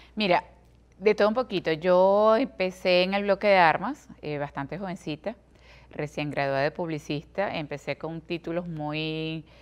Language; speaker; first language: Spanish; native; Spanish